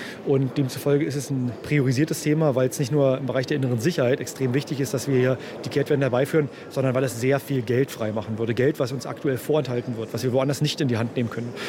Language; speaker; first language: German; native; German